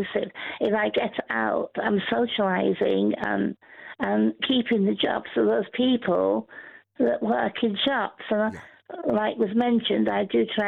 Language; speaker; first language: English; native; English